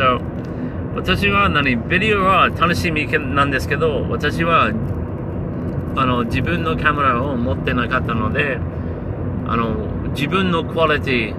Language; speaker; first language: Japanese; non-native, learner; English